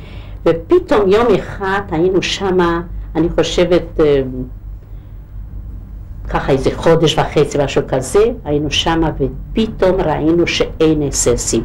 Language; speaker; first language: Hebrew; non-native, local second language; Hungarian